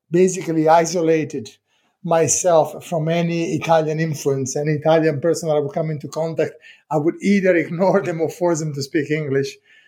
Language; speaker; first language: English; non-native, fluent; Italian